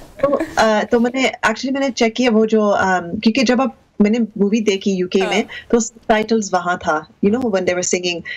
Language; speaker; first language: Hindi; early bilingual, heritage; Hindi